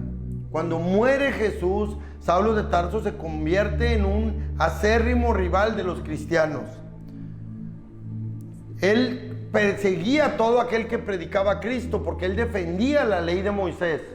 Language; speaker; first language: Spanish; native; Spanish